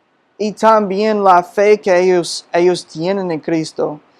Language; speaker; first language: Spanish; non-native, fluent; English